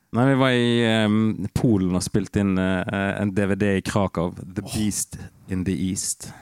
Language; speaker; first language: Norwegian; native; Norwegian